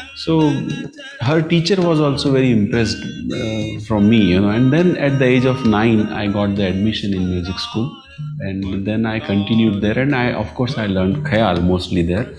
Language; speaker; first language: English; non-native, local second language; Marathi